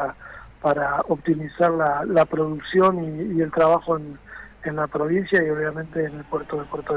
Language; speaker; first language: Spanish; native; Spanish